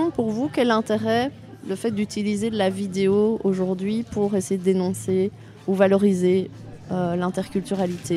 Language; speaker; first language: French; native; French